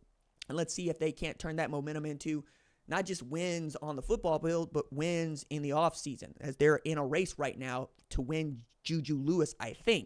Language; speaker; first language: English; native; English